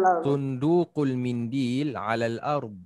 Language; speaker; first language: Arabic; non-native, fluent; Malay